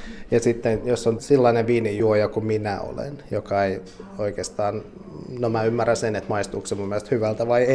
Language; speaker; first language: Finnish; native; Finnish